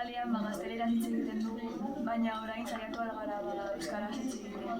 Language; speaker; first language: Basque; non-native, local second language; Spanish